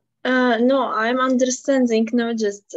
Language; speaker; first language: English; non-native, fluent; Ukrainian